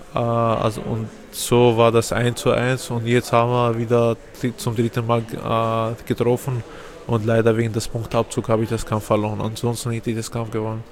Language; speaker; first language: German; non-native, fluent; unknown